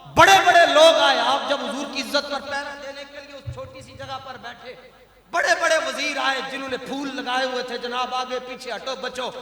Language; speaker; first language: Urdu; non-native, local second language; Punjabi